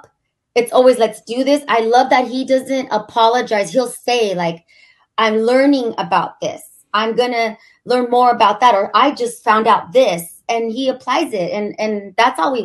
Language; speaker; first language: English; native; English